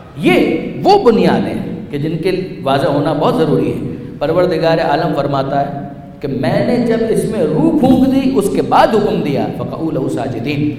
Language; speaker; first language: Urdu; non-native, local second language; Punjabi